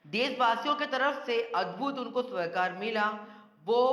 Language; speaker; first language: Hindi; non-native, local second language; Gujarati